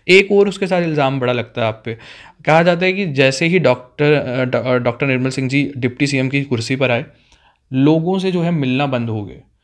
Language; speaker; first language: Hindi; non-native, local second language; Kashmiri